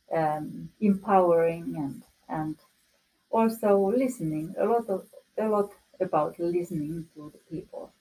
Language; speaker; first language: English; non-native, fluent; Finnish